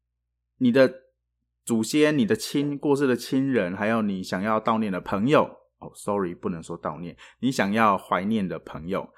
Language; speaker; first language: Chinese; native; Chinese